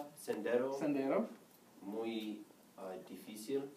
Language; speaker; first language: Spanish; non-native, learner; English